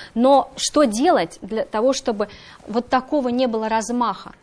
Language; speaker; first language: Russian; native; Russian